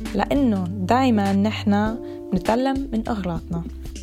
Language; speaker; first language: Arabic; non-native, fluent; English